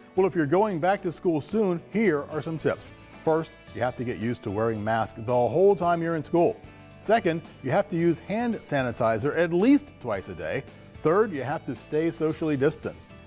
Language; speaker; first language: English; native; English